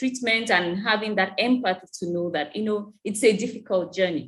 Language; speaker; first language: English; non-native, local second language; Igbo